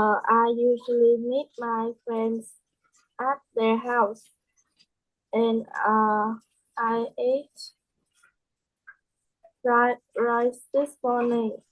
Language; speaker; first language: English; non-native, learner; Vietnamese